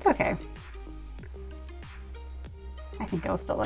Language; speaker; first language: English; native; English